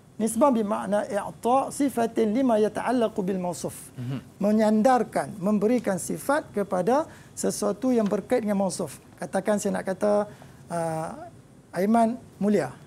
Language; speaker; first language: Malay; native; Malay